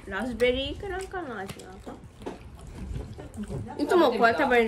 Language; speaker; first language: Japanese; early bilingual, heritage; English